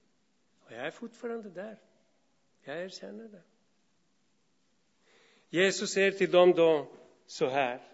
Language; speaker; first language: Swedish; non-native, fluent; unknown